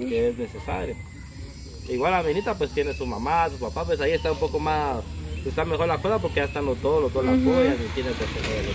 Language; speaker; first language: Spanish; native; Spanish